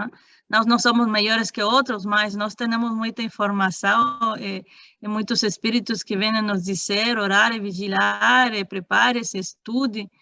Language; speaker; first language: Portuguese; non-native, fluent; Spanish